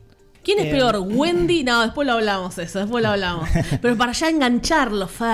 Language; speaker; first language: Spanish; native; Spanish